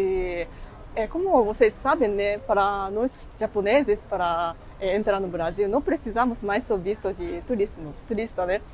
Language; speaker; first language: Portuguese; non-native, fluent; Japanese